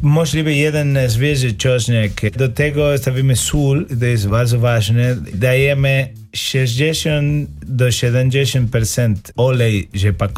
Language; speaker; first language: Polish; non-native, learner; Spanish